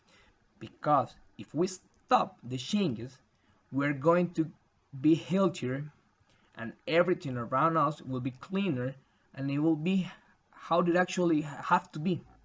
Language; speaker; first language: English; non-native, learner; Spanish